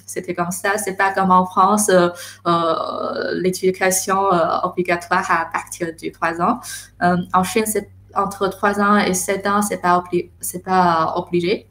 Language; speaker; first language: French; non-native, fluent; Chinese